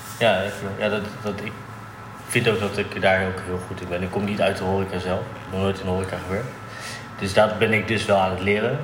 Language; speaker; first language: Dutch; native; Dutch